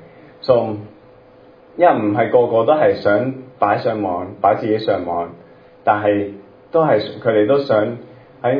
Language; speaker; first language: Cantonese; early bilingual, other home language; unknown